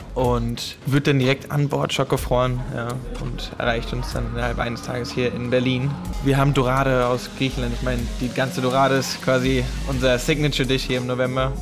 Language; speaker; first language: German; native; German